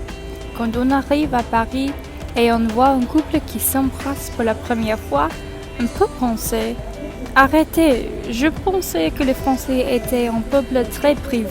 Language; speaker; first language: French; non-native, learner; English